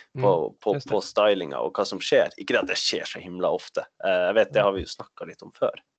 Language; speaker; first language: Swedish; non-native, fluent; Norwegian